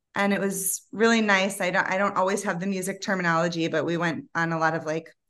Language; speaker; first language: English; native; English